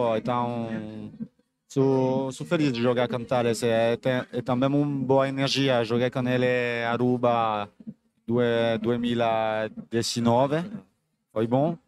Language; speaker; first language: Portuguese; non-native, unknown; French